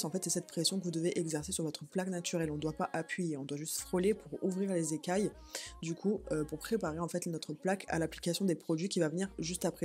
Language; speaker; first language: French; native; French